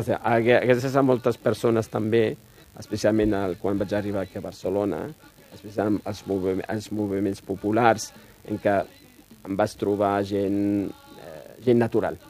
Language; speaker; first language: Catalan; non-native, fluent; Riffian